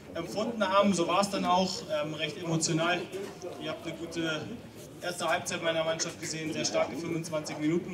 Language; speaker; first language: German; native; German